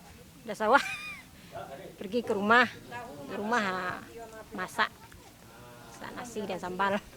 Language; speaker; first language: Indonesian; non-native, local second language; Minangkabau